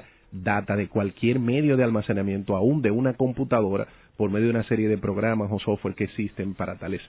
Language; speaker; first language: Spanish; native; Spanish